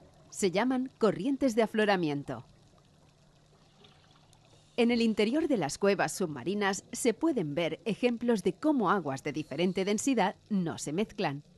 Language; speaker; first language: Spanish; native; Spanish